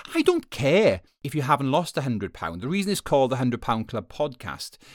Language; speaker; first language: English; native; English